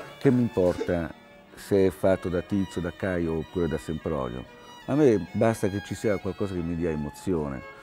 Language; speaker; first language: Italian; native; Italian